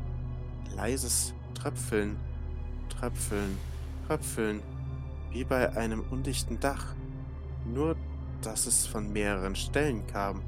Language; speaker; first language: German; native; German